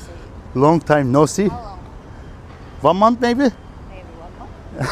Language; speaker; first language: English; non-native, learner; Turkish